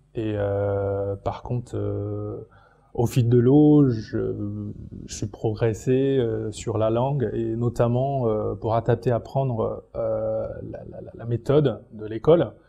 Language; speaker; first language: French; non-native, fluent; Chinese